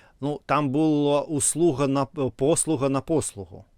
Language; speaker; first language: Ukrainian; non-native, learner; Russian